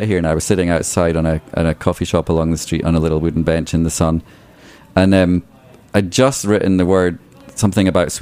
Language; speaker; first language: English; native; English